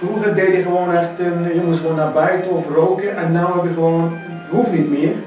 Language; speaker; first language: Dutch; non-native, fluent; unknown